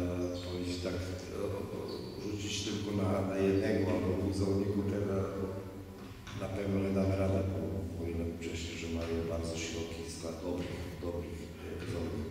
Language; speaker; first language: Polish; non-native, fluent; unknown